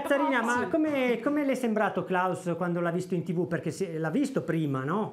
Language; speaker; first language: Italian; native; Italian